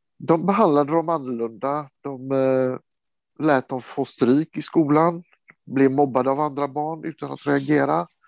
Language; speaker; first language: Swedish; early bilingual, other home language; Romany